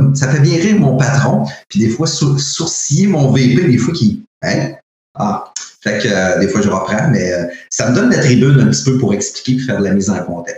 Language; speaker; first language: French; native; French